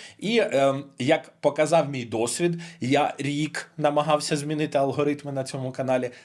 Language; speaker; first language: Ukrainian; non-native, local second language; Russian